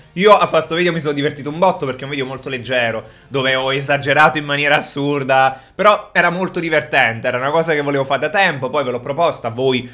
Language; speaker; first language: Italian; native; Italian